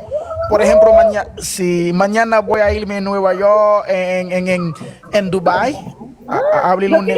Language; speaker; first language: Spanish; non-native, fluent; Haitian Creole